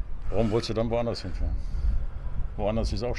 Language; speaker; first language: German; native; German